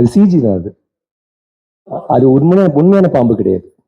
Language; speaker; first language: Tamil; native; Tamil